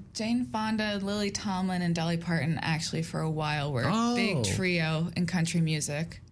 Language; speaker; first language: English; native; English